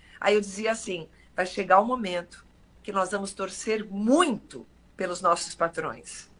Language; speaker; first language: Portuguese; native; Portuguese